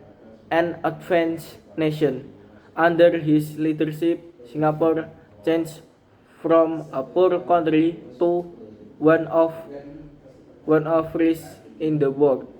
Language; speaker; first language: English; non-native, learner; Indonesian